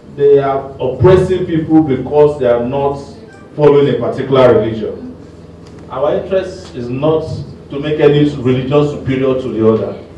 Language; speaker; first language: English; non-native, local second language; Yoruba